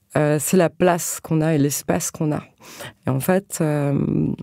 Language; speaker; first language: French; native; French